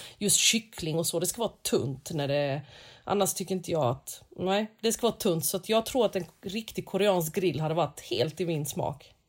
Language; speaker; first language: Swedish; native; Swedish